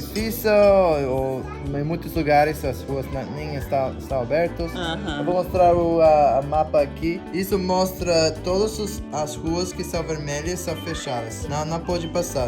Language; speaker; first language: Portuguese; non-native, fluent; English